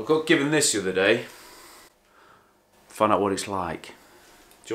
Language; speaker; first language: English; native; English